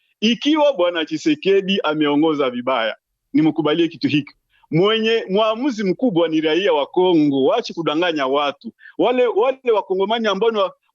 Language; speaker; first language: Swahili; native; Swahili